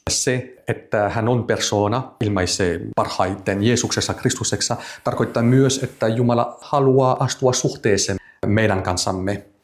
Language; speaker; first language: Finnish; non-native, fluent; French